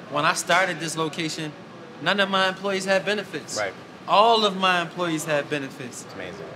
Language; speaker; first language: English; native; English